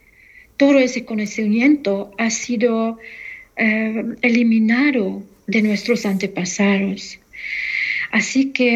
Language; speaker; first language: Spanish; non-native, fluent; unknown